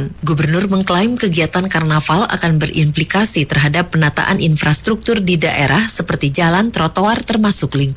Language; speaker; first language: Indonesian; native; Indonesian